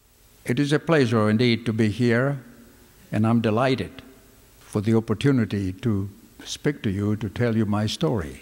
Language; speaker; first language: English; non-native, fluent; Greek